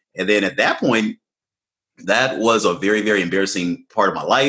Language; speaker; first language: English; native; English